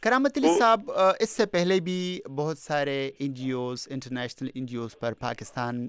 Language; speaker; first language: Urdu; non-native, local second language; Pashto